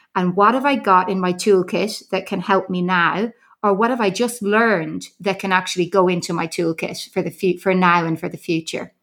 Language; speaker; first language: English; native; English